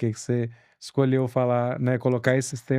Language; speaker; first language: Portuguese; native; Portuguese